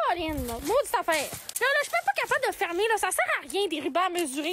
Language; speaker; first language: French; native; French